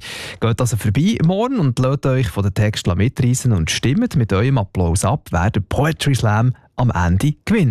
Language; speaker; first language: German; native; German